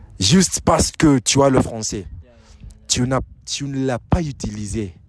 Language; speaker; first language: French; non-native, fluent; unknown